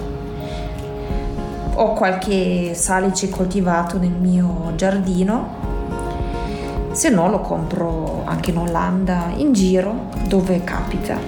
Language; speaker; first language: Italian; non-native, fluent; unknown